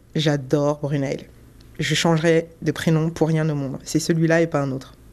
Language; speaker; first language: French; native; French